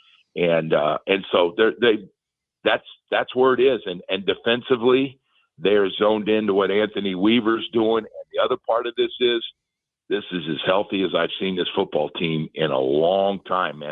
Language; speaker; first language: English; native; English